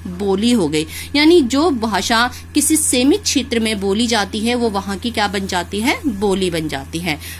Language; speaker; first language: Hindi; native; Hindi